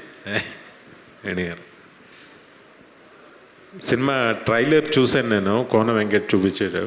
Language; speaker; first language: Telugu; native; Telugu